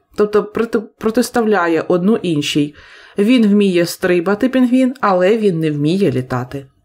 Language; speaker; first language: Ukrainian; native; Ukrainian